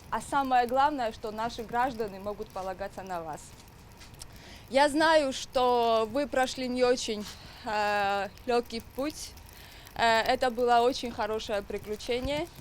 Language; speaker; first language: Russian; non-native, fluent; Georgian